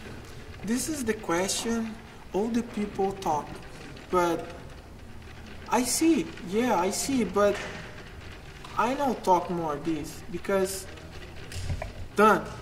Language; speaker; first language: English; non-native, learner; Portuguese